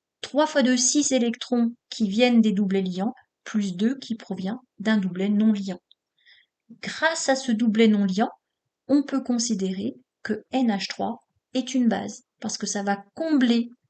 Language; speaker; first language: French; native; French